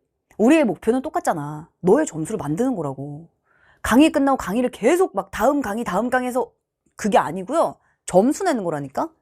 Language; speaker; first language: Korean; native; Korean